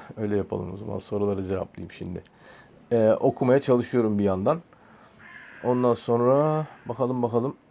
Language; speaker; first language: Turkish; early bilingual, heritage; Turkish